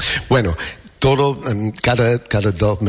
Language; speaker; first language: Spanish; non-native, learner; English